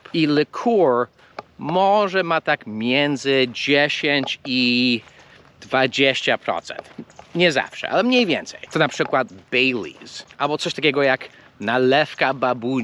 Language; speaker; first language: Polish; early bilingual, heritage; English